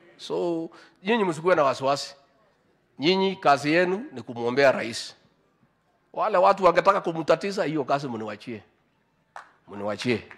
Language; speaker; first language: Swahili; non-native, local second language; Kikuyu